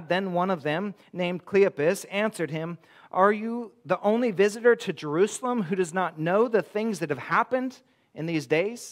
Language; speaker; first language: English; native; English